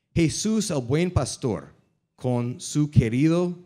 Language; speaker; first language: Spanish; non-native, learner; English